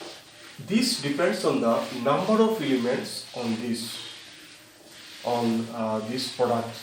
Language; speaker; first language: English; non-native, local second language; Bangla